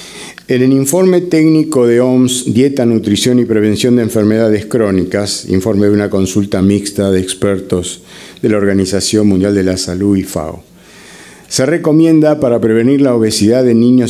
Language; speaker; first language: Spanish; native; Spanish